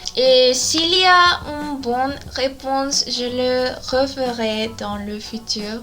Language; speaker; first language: French; non-native, learner; Spanish